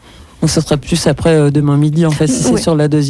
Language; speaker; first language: French; native; French